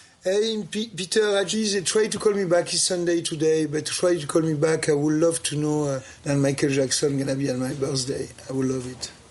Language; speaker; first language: English; non-native, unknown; French